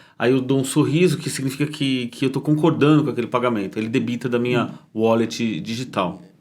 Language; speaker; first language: Portuguese; native; Portuguese